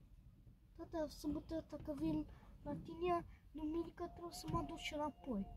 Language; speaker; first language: Romanian; early bilingual, heritage; Romanian